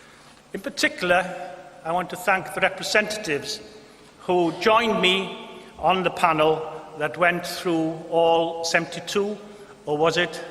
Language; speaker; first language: English; non-native, local second language; Welsh